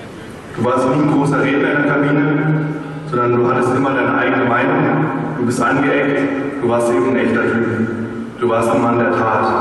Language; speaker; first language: German; native; German